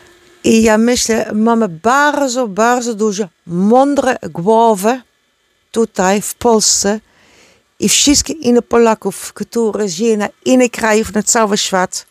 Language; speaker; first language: Polish; non-native, learner; Dutch